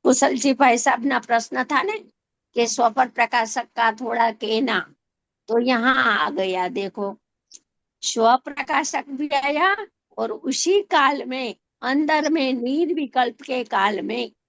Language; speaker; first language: Hindi; non-native, local second language; Gujarati